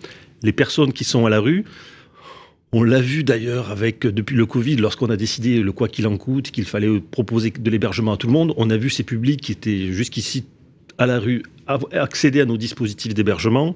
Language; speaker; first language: French; native; French